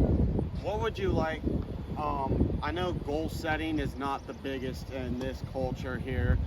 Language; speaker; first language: English; native; English